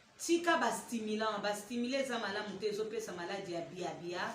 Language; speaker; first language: Lingala; native; Lingala